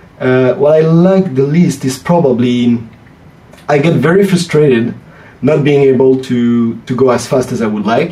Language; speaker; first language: English; non-native, fluent; French